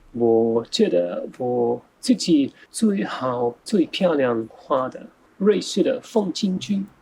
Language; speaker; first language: Chinese; non-native, fluent; German